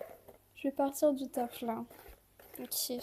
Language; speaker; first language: French; native; French